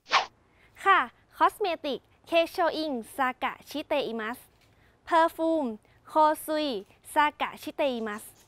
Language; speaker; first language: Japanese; non-native, learner; Thai